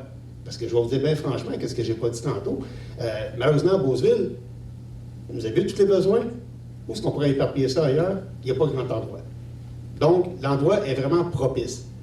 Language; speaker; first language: French; native; French